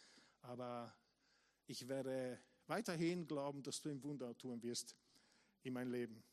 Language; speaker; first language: German; non-native, fluent; English